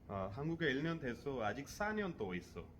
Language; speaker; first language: Korean; non-native, fluent; Urdu